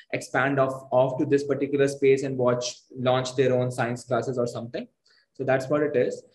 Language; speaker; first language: English; non-native, local second language; Hindi